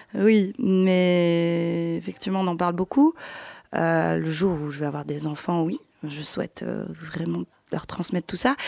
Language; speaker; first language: French; early bilingual, other home language; Arabic